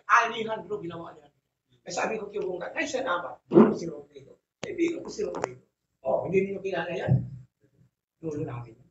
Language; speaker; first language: Filipino; non-native, local second language; Bikol